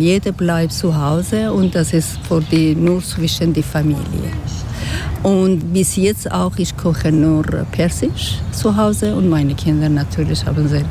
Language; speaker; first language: German; non-native, learner; Persian